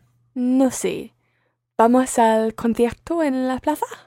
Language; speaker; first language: Spanish; non-native, learner; English